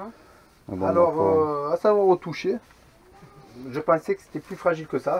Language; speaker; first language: French; native; French